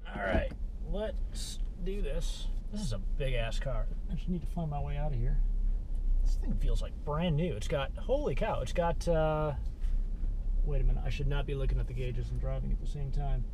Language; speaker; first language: English; native; English